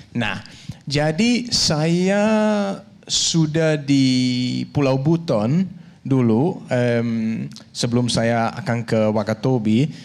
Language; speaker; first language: Indonesian; non-native, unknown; Danish